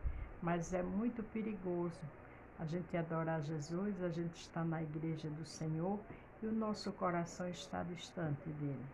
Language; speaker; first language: Portuguese; native; Portuguese